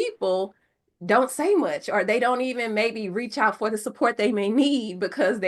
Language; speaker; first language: English; native; English